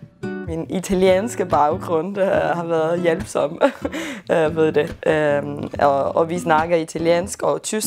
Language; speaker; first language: Danish; non-native, fluent; Italian